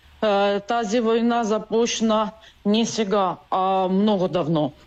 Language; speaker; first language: Bulgarian; non-native, learner; Ukrainian